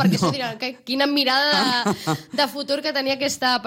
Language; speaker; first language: Catalan; native; Catalan